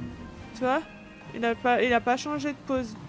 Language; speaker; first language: French; native; French